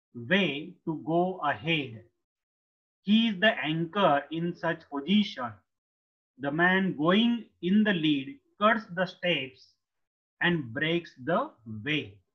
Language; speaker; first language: English; non-native, local second language; Marathi